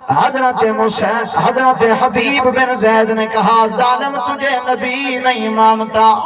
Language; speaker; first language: Urdu; non-native, local second language; Saraiki